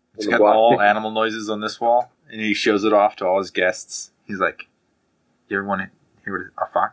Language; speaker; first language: English; native; English